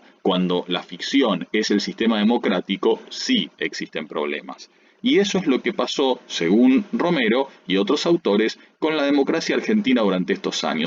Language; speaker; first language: Spanish; native; Spanish